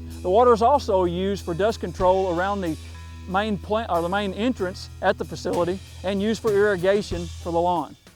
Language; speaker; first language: English; native; English